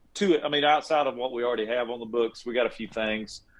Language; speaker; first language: English; native; English